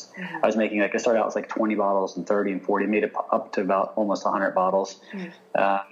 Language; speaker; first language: English; native; English